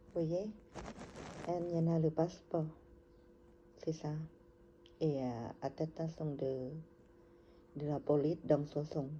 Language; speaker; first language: French; non-native, learner; Thai